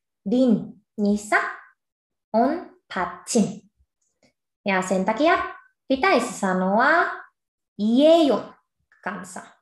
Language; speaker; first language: Finnish; non-native, fluent; Korean